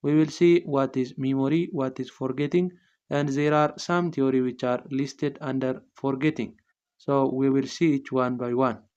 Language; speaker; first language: English; non-native, local second language; Amharic